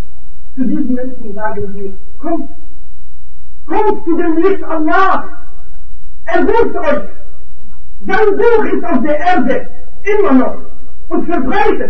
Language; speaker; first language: German; non-native, fluent; Arabic